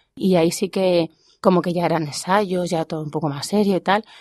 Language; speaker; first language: Spanish; native; Spanish